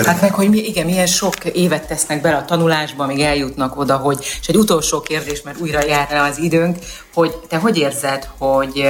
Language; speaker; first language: Hungarian; native; Hungarian